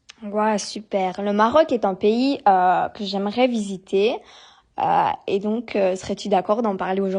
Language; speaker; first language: French; native; French